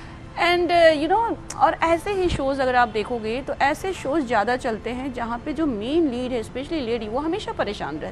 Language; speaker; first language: Hindi; native; Hindi